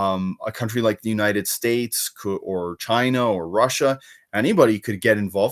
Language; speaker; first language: English; native; English